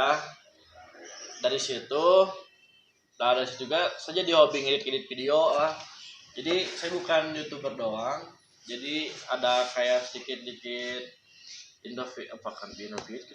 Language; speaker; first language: Indonesian; non-native, local second language; Sundanese